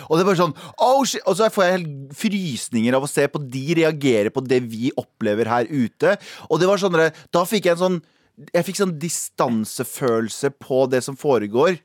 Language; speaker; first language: Norwegian; early bilingual, other home language; Kurdish